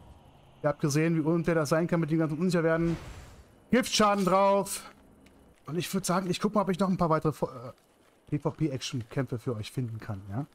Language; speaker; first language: German; native; German